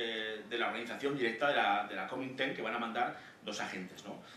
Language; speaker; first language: Spanish; native; Spanish